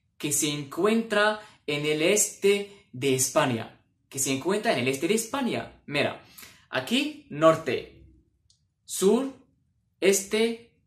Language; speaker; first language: Spanish; non-native, fluent; Arabic